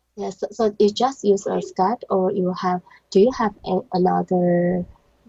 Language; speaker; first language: English; non-native, learner; Chinese